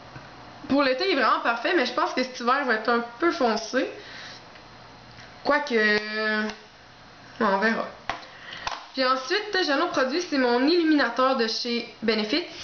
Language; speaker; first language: French; native; French